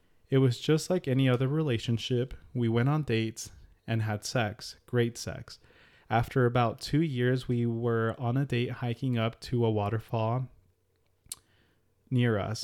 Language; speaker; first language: English; early bilingual, other home language; Spanish